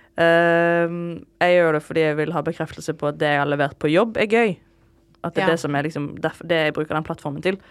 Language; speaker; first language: Norwegian; native; Norwegian